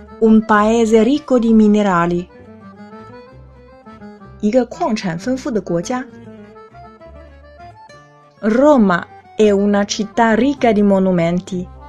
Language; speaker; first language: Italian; non-native, fluent; Chinese